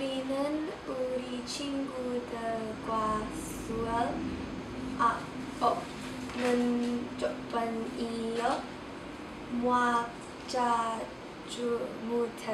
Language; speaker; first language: Korean; non-native, learner; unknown